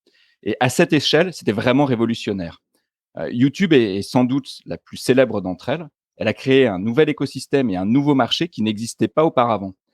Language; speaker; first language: French; native; French